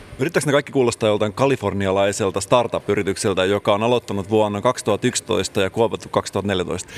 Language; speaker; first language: Finnish; native; Finnish